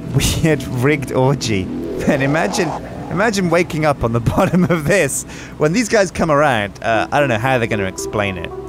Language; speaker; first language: English; native; English